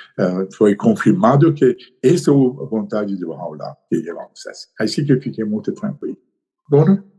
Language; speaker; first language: Portuguese; non-native, learner; Persian